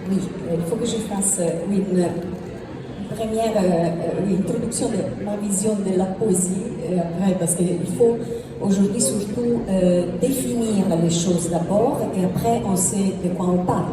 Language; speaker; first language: French; non-native, fluent; Italian